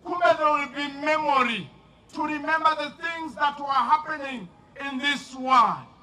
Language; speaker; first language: English; non-native, local second language; Swahili